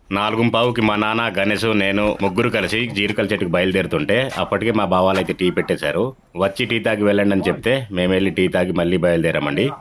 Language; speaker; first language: Telugu; non-native, local second language; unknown